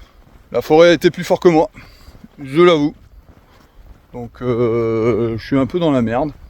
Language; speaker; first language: French; native; French